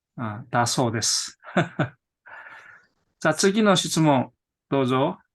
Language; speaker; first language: Japanese; non-native, fluent; Korean